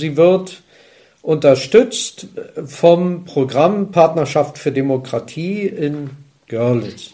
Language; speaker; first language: German; native; German